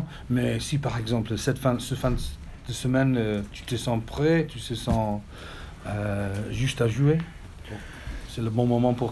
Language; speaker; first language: French; non-native, learner; English